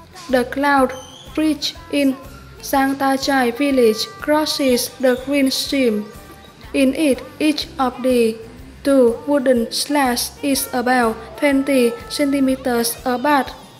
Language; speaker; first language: English; non-native, fluent; Vietnamese